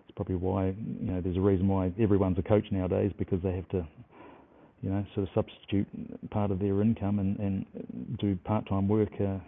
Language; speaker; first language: English; native; English